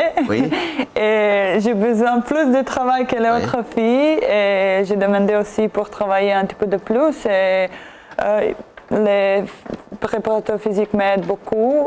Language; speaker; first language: French; non-native, learner; Serbian